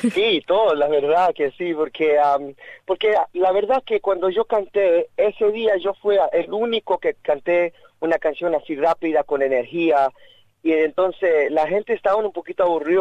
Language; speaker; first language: Spanish; early bilingual, heritage; Spanish